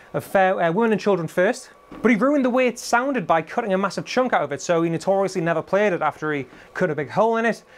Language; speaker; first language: English; native; English